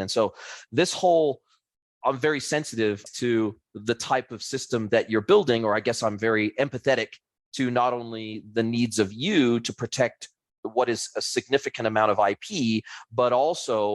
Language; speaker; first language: English; native; English